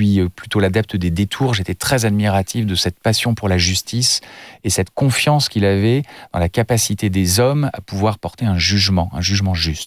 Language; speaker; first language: French; native; French